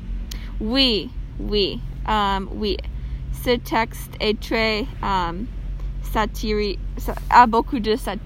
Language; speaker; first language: French; non-native, learner; English